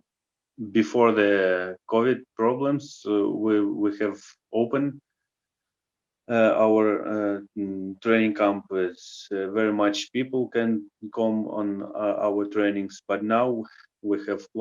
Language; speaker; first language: English; non-native, learner; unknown